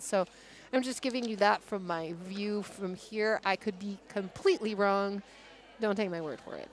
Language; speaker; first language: English; native; English